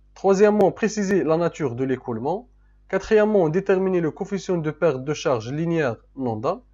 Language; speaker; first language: French; non-native, local second language; Arabic